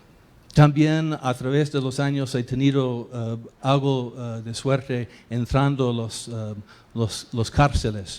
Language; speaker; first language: Spanish; non-native, fluent; English